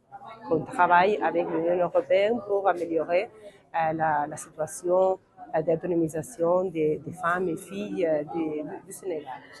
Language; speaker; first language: French; non-native, fluent; Catalan